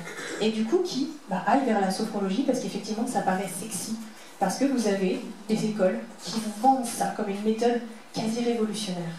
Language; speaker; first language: French; native; French